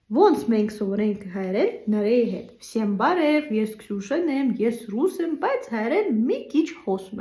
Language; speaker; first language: Armenian; non-native, learner; Russian